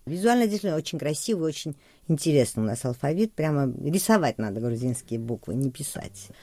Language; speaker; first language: Russian; non-native, local second language; Georgian